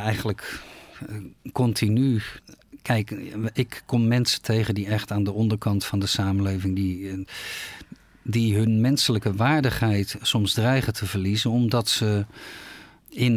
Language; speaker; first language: Dutch; native; Dutch